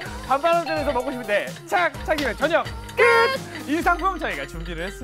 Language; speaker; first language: Korean; native; Korean